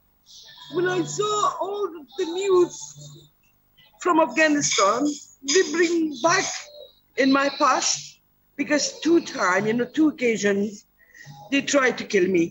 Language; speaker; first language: English; non-native, learner; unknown